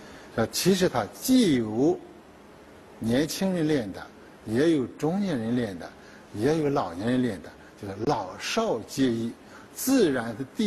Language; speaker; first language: Chinese; native; Chinese